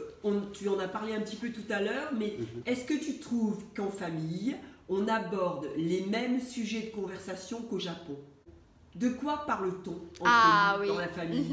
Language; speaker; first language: French; native; French